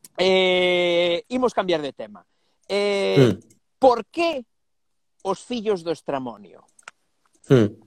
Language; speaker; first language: Galician; non-native, local second language; Spanish